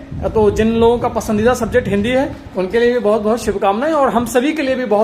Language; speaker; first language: Hindi; native; Hindi